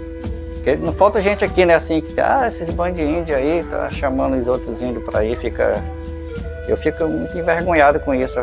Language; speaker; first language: Portuguese; non-native, local second language; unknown